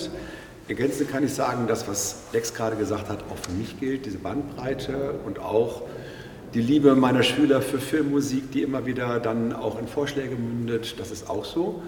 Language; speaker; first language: German; native; German